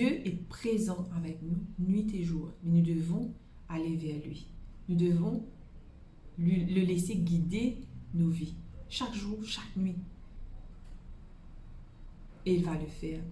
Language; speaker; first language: French; native; French